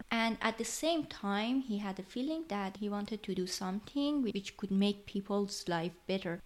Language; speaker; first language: English; non-native, fluent; Persian